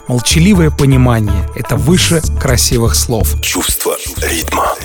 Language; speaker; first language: Russian; native; Russian